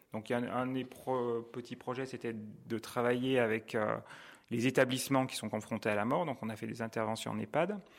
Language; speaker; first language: French; native; French